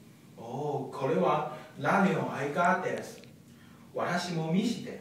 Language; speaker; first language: Japanese; non-native, learner; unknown